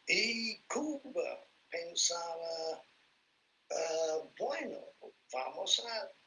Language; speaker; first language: Spanish; non-native, fluent; English